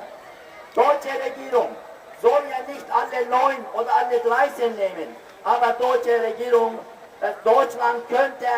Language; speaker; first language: German; non-native, fluent; Uyghur